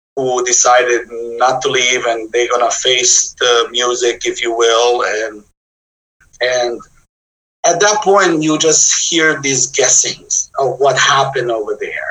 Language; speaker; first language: English; non-native, fluent; Bosnian